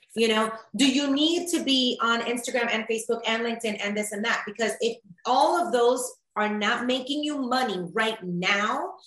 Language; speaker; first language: English; early bilingual, other home language; Spanish